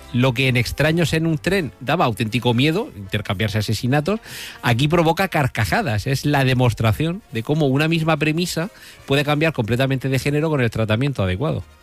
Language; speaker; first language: Spanish; native; Spanish